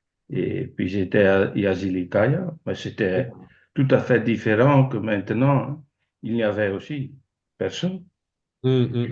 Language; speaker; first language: French; non-native, fluent; Dutch